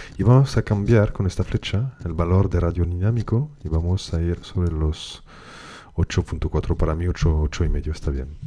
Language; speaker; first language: Spanish; native; Spanish